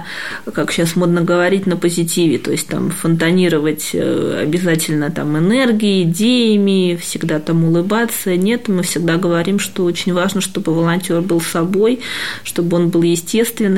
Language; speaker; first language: Russian; native; Russian